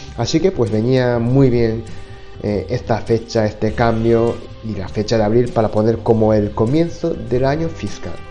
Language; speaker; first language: Spanish; non-native, fluent; Japanese